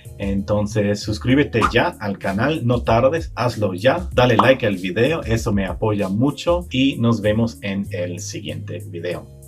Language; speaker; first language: Spanish; non-native, fluent; English